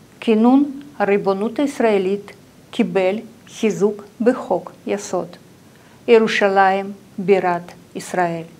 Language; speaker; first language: Hebrew; non-native, fluent; Russian